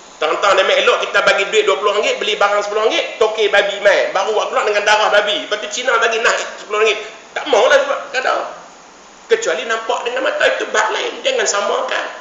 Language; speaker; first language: Malay; native; Malay